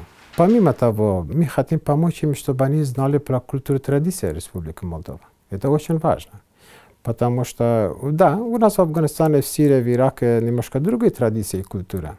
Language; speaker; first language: Russian; non-native, fluent; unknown